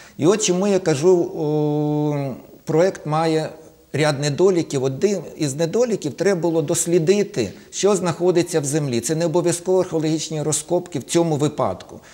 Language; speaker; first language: Ukrainian; native; Ukrainian